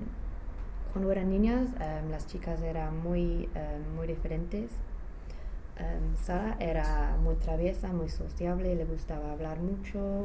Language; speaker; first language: Spanish; non-native, learner; English